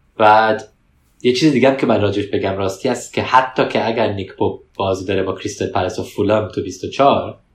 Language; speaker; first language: Persian; early bilingual, heritage; Persian